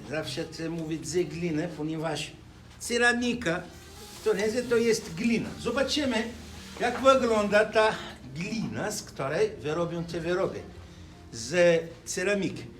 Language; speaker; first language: Polish; non-native, learner; Arabic